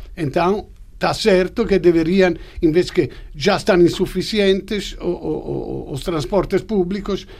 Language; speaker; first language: Portuguese; non-native, fluent; Italian